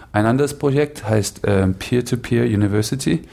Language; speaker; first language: German; non-native, learner; Danish